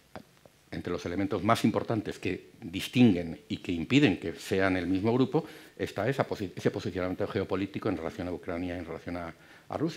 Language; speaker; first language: Spanish; native; Spanish